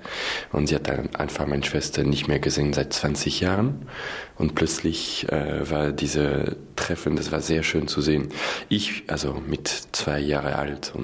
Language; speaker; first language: German; non-native, fluent; French